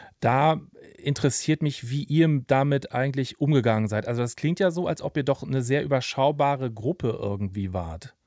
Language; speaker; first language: German; native; German